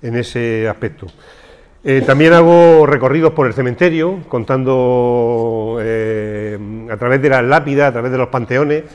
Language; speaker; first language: Spanish; native; Spanish